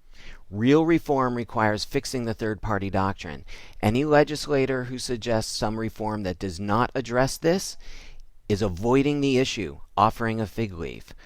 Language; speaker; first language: English; native; English